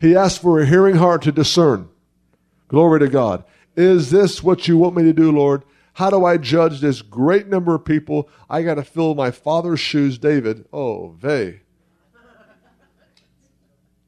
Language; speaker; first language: English; native; English